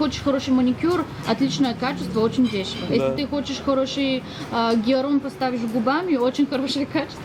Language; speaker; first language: Russian; non-native, learner; Bulgarian